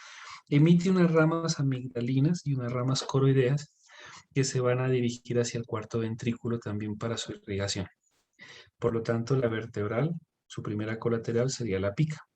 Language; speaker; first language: Spanish; native; Spanish